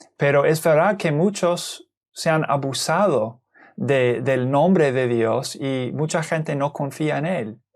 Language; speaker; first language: Spanish; non-native, fluent; English